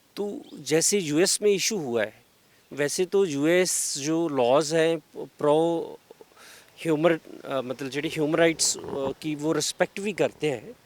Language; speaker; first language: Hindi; non-native, local second language; Punjabi